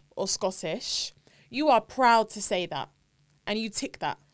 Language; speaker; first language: English; native; English